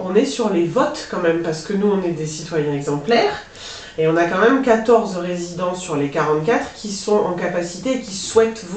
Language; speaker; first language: French; native; French